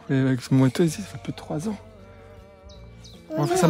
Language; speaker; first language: French; native; French